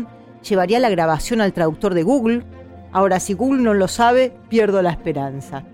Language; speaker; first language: Spanish; native; Spanish